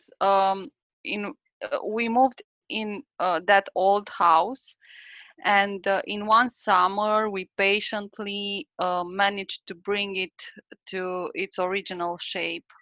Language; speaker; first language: English; non-native, learner; Romanian